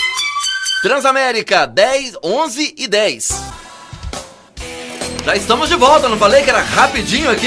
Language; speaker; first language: Portuguese; native; Portuguese